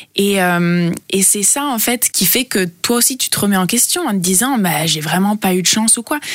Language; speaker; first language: French; early bilingual, heritage; Italian